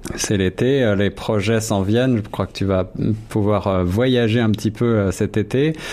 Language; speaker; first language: French; native; French